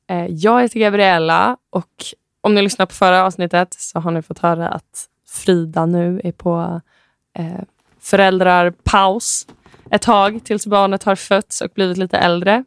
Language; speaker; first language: Swedish; native; Swedish